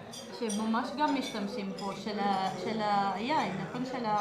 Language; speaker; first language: Hebrew; non-native, fluent; Spanish